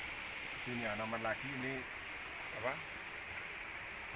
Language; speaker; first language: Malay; non-native, local second language; Javanese